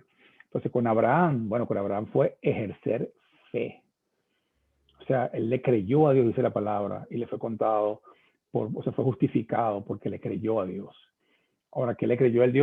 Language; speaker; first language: Spanish; native; Spanish